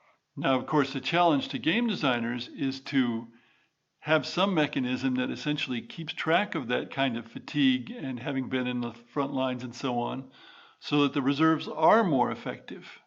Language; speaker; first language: English; native; English